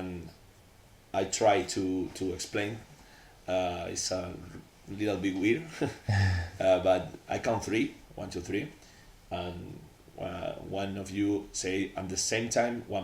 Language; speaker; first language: English; non-native, learner; Spanish